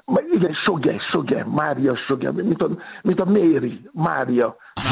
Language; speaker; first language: Hungarian; non-native, fluent; Yoruba